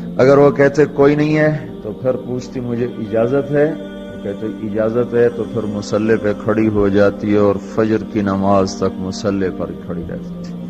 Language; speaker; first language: Urdu; non-native, local second language; Punjabi